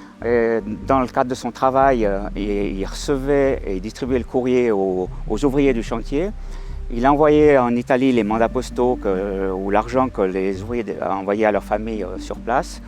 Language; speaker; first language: French; native; French